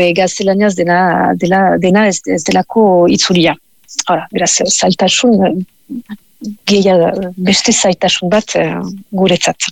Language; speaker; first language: Basque; native; Basque